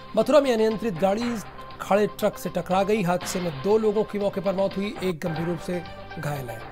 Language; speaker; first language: Hindi; native; Hindi